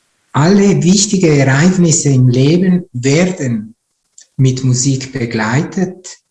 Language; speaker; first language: German; non-native, fluent; Italian